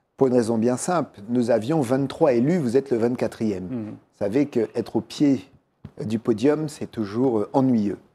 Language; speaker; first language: French; native; French